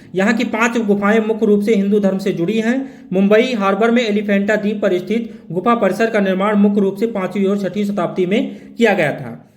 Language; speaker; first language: Hindi; native; Hindi